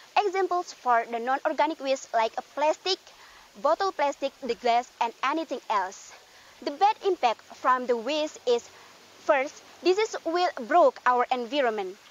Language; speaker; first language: English; non-native, learner; Indonesian